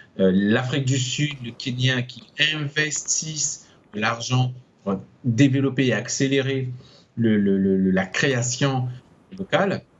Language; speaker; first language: French; non-native, local second language; Sango